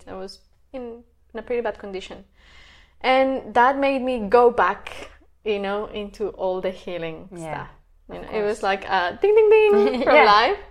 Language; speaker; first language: English; non-native, fluent; Spanish